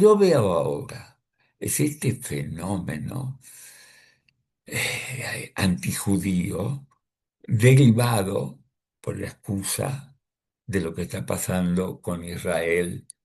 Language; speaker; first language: Spanish; early bilingual, other home language; Russian